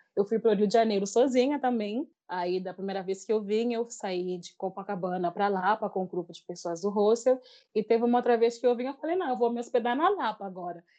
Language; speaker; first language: Portuguese; native; Portuguese